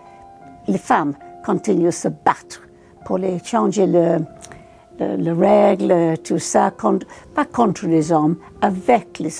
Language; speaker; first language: French; non-native, fluent; English